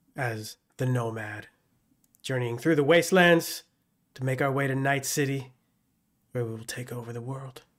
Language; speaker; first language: English; native; English